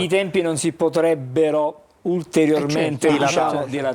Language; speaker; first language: Italian; native; Italian